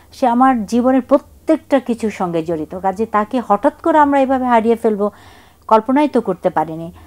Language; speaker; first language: Bangla; non-native, local second language; Chakma